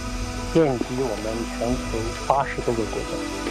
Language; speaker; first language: Chinese; native; Chinese